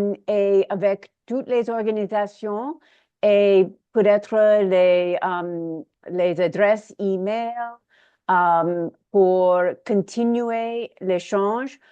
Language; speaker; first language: French; non-native, learner; English